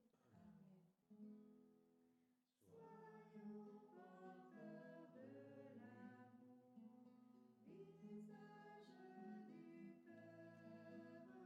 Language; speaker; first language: French; native; French